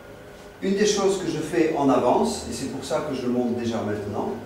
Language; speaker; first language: French; non-native, fluent; Dutch